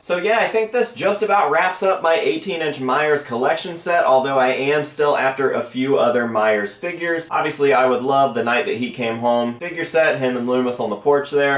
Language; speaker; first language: English; native; English